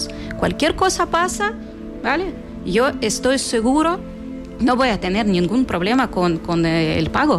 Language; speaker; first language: Spanish; non-native, fluent; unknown